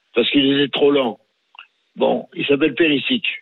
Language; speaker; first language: French; native; French